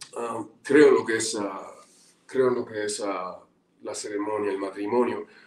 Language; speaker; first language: Spanish; native; Spanish